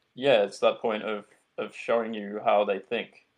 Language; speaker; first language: English; native; English